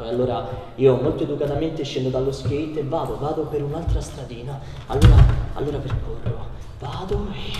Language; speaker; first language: Italian; native; Italian